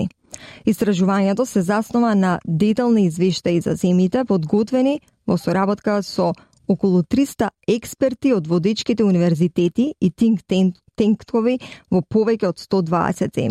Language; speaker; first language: Macedonian; native; Macedonian